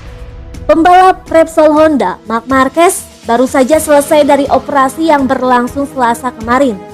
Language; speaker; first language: Indonesian; native; Indonesian